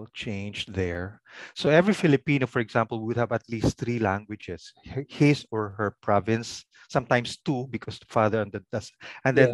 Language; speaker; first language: English; non-native, local second language; Pangasinan